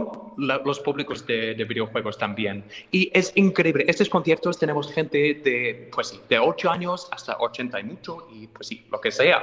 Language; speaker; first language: Spanish; non-native, fluent; English